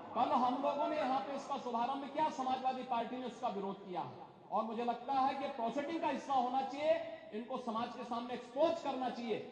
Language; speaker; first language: Hindi; native; Hindi